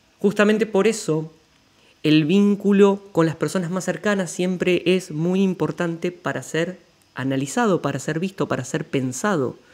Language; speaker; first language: Spanish; native; Spanish